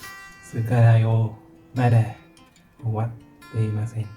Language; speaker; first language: Japanese; non-native, learner; Vietnamese